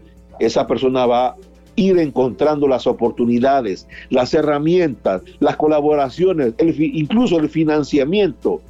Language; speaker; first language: Spanish; native; Spanish